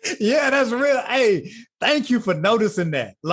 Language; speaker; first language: English; native; English